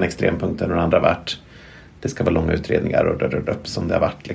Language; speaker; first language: Swedish; native; Swedish